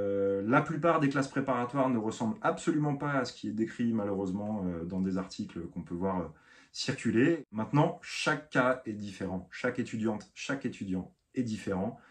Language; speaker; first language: French; native; French